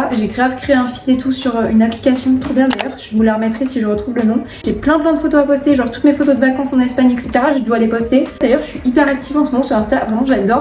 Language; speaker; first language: French; native; French